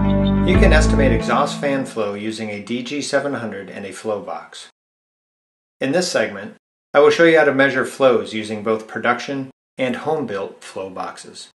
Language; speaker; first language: English; native; English